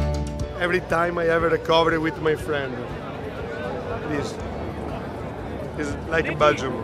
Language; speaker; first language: English; non-native, learner; Italian